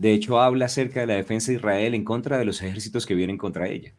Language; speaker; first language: Spanish; native; Spanish